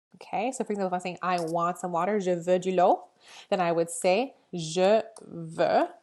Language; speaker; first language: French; non-native, fluent; English